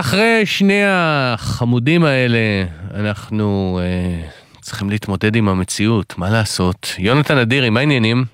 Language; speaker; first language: Hebrew; native; Hebrew